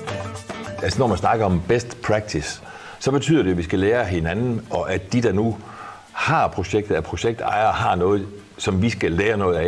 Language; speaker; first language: Danish; native; Danish